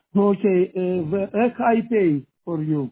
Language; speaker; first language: English; non-native, learner; Romanian